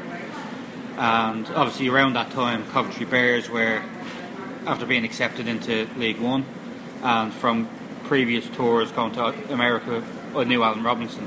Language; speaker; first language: English; native; English